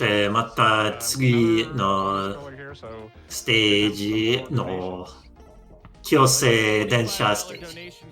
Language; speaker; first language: Japanese; non-native, learner; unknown